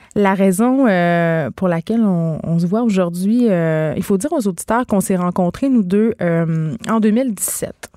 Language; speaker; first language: French; native; French